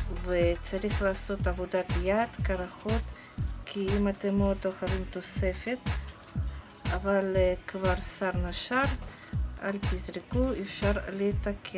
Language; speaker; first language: Hebrew; non-native, fluent; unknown